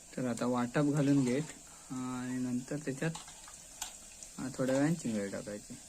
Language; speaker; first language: Marathi; native; Marathi